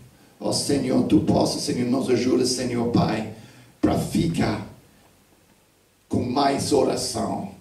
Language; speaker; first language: Portuguese; non-native, fluent; English